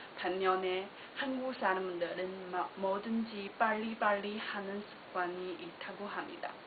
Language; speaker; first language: Korean; non-native, learner; Chinese